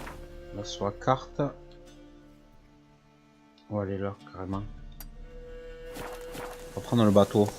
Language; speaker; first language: French; native; French